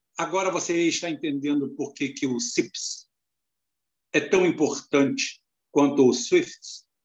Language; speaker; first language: Portuguese; native; Portuguese